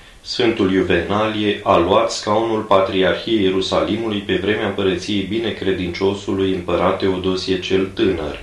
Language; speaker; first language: Romanian; native; Romanian